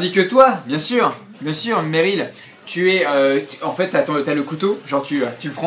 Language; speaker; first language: French; native; French